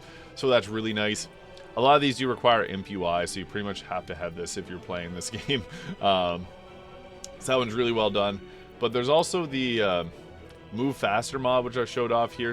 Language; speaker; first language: English; native; English